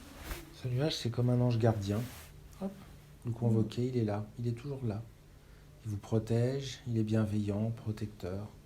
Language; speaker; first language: French; native; French